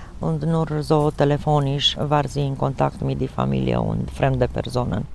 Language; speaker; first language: German; non-native, fluent; Romanian